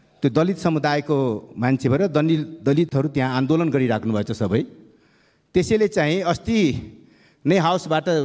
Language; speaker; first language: Nepali; non-native, local second language; Maithili